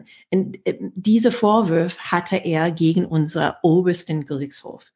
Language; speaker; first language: German; non-native, fluent; English